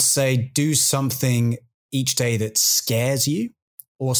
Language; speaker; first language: English; native; English